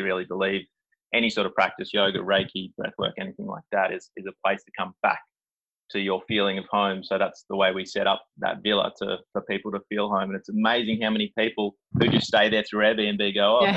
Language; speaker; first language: English; native; English